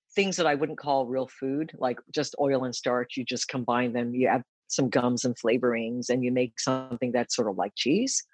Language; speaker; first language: English; early bilingual, other home language; Japanese